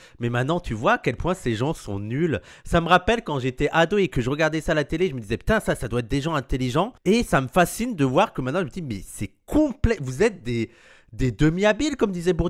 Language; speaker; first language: French; native; French